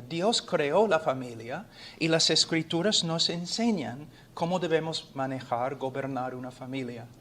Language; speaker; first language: Spanish; non-native, fluent; English